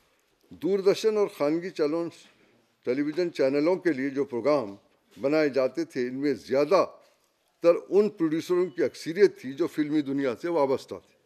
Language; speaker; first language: Urdu; native; Urdu